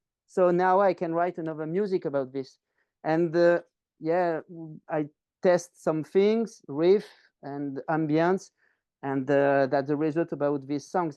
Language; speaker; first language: English; non-native, learner; French